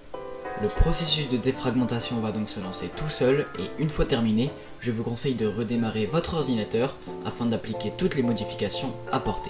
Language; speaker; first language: French; native; French